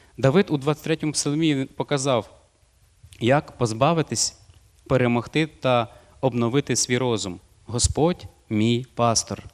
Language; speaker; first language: Ukrainian; non-native, local second language; Russian